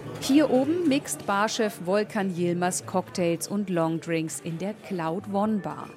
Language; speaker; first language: German; native; German